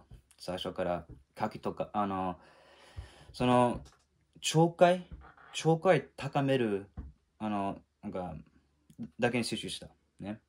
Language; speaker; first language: Japanese; non-native, fluent; English